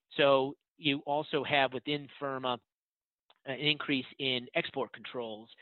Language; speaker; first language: English; native; English